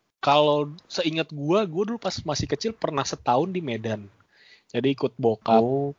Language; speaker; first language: Indonesian; native; Indonesian